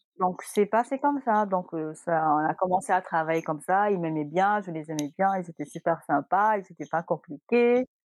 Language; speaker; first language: French; non-native, local second language; Wolof